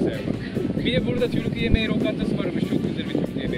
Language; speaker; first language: Turkish; non-native, fluent; Japanese